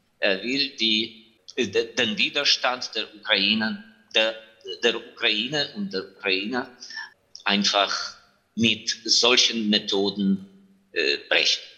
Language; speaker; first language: German; non-native, fluent; Ukrainian